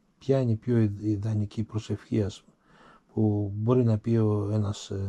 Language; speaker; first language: Greek; early bilingual, heritage; Greek